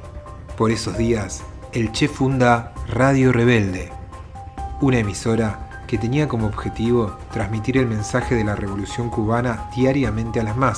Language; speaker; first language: Spanish; native; Spanish